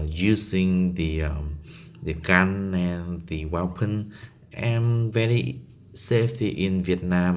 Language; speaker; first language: English; non-native, learner; Vietnamese